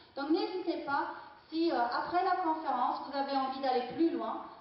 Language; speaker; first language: French; non-native, fluent; German